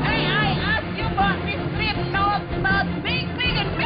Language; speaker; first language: English; non-native, learner; Indonesian